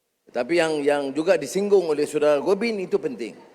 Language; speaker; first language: Malay; native; Malay